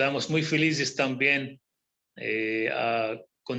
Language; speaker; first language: Spanish; non-native, fluent; Hebrew